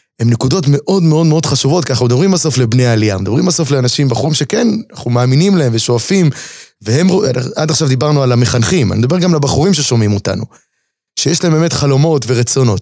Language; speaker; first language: Hebrew; native; Hebrew